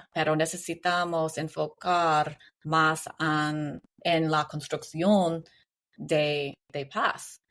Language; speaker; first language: Spanish; non-native, learner; English